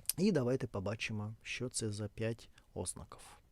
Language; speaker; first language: Ukrainian; non-native, local second language; Russian